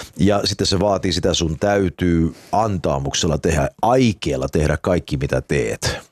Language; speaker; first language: Finnish; early bilingual, heritage; Finnish